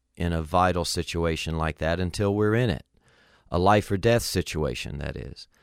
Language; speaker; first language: English; native; English